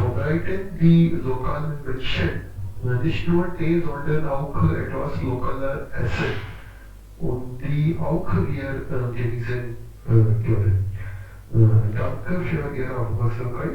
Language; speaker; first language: German; non-native, learner; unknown